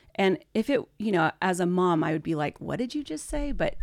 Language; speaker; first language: English; native; English